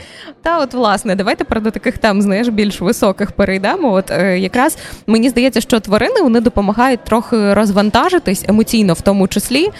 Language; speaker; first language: Ukrainian; native; Ukrainian